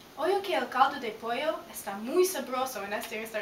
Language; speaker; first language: Spanish; non-native, learner; English